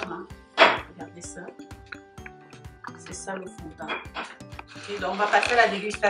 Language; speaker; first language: French; native; French